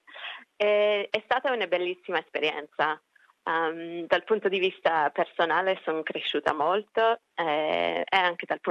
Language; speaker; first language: Italian; early bilingual, heritage; Italian